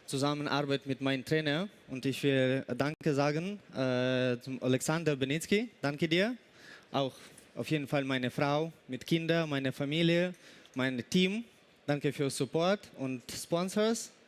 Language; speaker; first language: German; non-native, learner; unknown